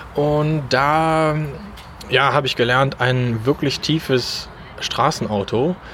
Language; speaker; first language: German; native; German